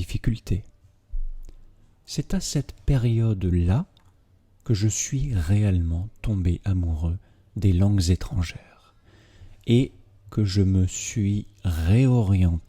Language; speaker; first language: French; native; French